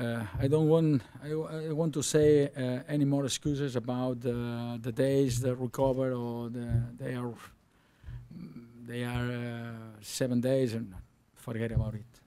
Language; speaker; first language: English; non-native, learner; Catalan